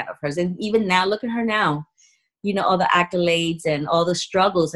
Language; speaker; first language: English; native; English